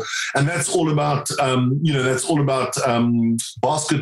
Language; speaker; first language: English; native; English